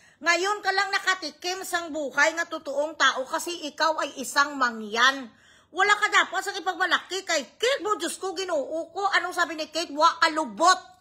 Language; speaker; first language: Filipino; non-native, local second language; Hiligaynon